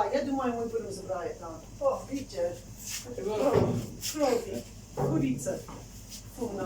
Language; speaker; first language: Russian; non-native, learner; English